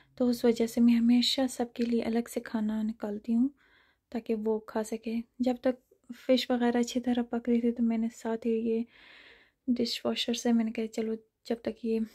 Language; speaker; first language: Urdu; non-native, fluent; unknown